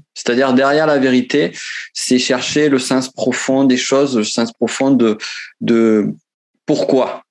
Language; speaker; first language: French; native; French